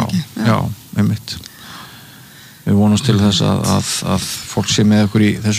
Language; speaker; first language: Icelandic; native; Icelandic